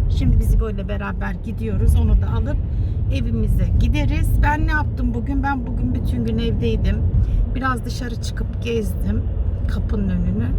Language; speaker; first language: Turkish; native; Turkish